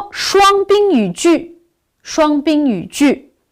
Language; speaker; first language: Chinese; non-native, local second language; Uyghur